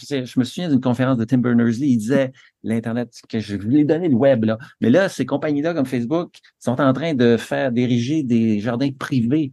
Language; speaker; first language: French; native; French